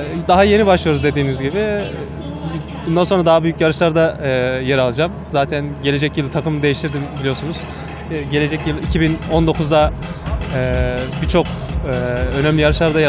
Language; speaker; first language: Turkish; native; Turkish